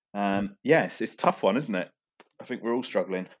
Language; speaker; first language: English; native; English